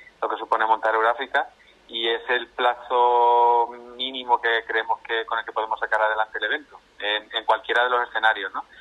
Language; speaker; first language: Spanish; native; Spanish